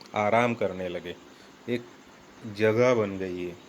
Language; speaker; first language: Hindi; non-native, local second language; Marathi